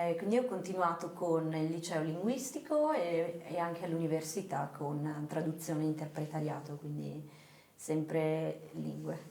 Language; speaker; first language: Italian; early bilingual, other home language; Hindi